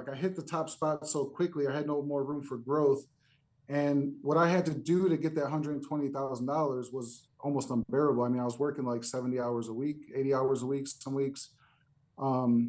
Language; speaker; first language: English; native; English